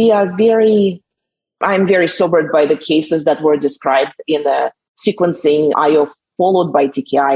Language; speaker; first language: English; non-native, fluent; Russian